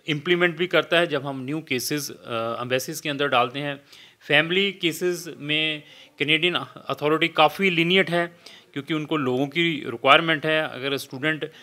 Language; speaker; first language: Hindi; non-native, local second language; Punjabi